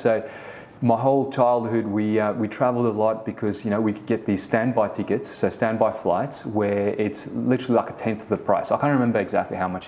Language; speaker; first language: English; early bilingual, other home language; Afrikaans